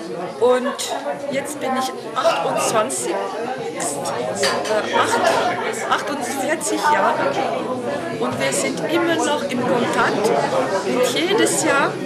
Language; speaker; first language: German; non-native, fluent; French